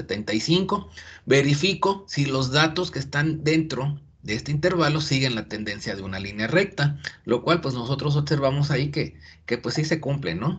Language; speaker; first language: Spanish; native; Spanish